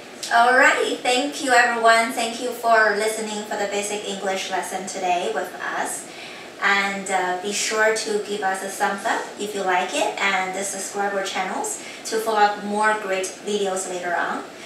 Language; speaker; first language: English; non-native, fluent; Chinese